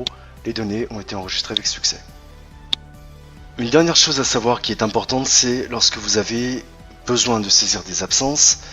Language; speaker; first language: French; native; French